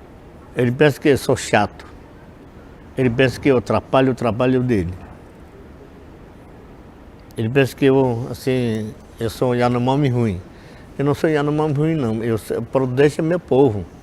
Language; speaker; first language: Portuguese; non-native, local second language; Yanomámi